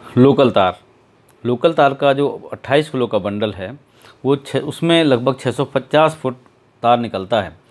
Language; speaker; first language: Hindi; native; Hindi